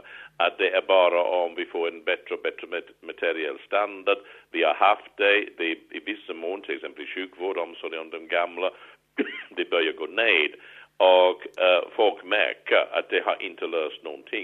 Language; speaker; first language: Swedish; non-native, fluent; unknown